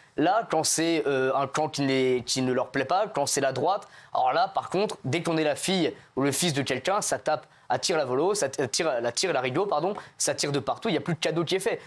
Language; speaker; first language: French; native; French